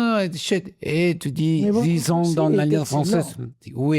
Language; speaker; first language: French; non-native, learner; Spanish